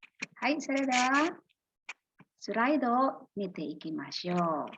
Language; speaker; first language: Japanese; non-native, fluent; Indonesian